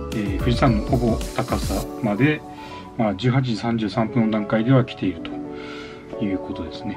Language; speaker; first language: Japanese; native; Japanese